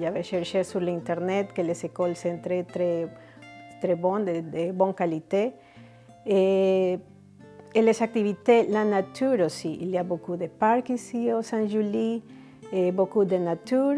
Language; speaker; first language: French; non-native, fluent; Spanish